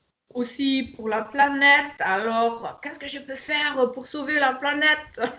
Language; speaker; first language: French; non-native, fluent; German